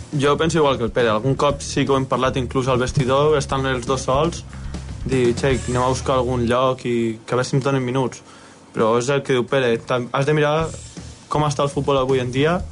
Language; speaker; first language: Catalan; native; Catalan